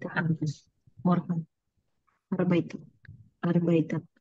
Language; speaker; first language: German; non-native, learner; Indonesian